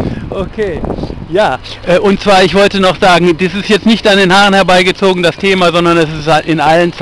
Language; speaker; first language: German; native; German